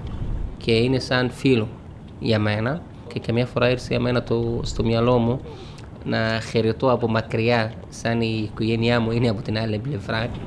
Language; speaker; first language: Greek; non-native, learner; Arabic